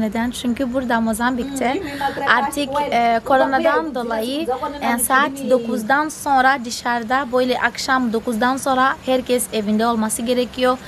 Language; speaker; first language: Turkish; non-native, fluent; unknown